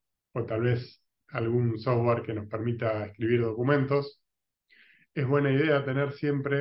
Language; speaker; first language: Spanish; native; Spanish